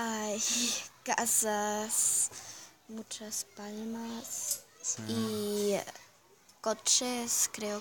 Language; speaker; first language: Spanish; non-native, learner; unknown